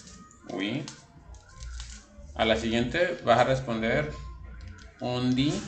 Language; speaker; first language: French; non-native, fluent; Spanish